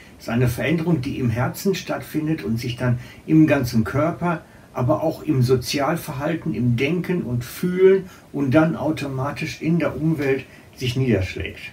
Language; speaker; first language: German; native; German